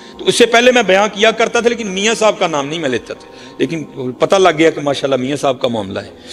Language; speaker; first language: Urdu; non-native, local second language; Punjabi